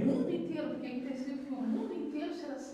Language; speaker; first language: Portuguese; native; Portuguese